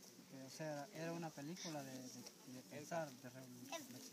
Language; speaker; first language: Spanish; native; Spanish